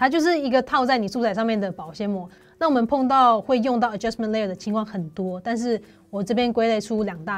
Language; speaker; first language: Chinese; native; Chinese